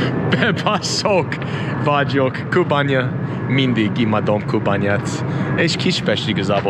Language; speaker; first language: Hungarian; non-native, learner; English